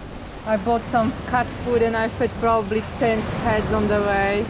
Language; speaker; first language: English; non-native, fluent; Polish